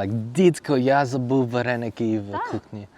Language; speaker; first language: Ukrainian; non-native, learner; English